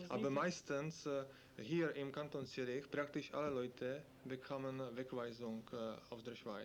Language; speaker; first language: German; non-native, learner; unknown